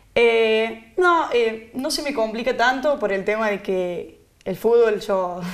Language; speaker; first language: Spanish; native; Spanish